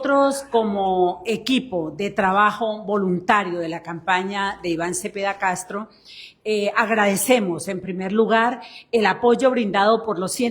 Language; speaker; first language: Spanish; native; Spanish